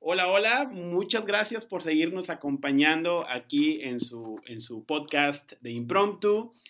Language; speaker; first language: Spanish; native; Spanish